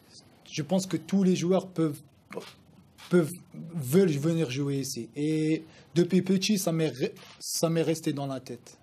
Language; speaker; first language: French; non-native, local second language; Arabic